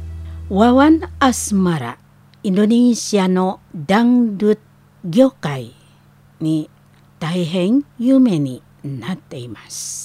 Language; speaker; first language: Japanese; non-native, learner; Indonesian